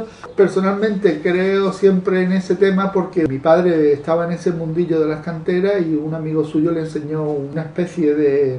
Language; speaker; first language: Spanish; native; Spanish